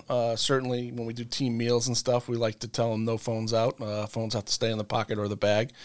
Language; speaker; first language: English; native; English